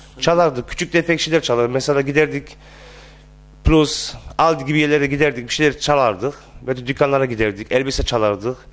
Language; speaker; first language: Turkish; early bilingual, heritage; Turkish